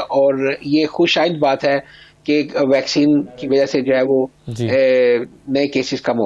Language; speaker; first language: Urdu; native; Urdu